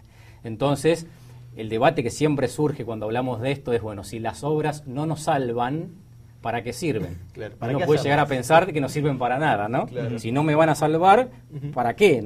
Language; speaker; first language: Spanish; native; Spanish